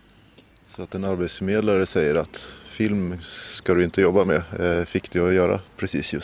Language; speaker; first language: Swedish; native; Swedish